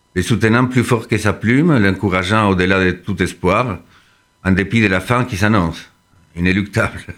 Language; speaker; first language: French; non-native, fluent; Spanish